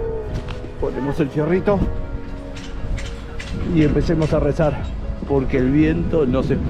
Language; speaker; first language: Spanish; native; Spanish